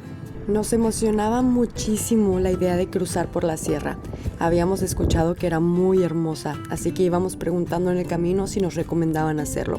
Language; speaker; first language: Spanish; native; Spanish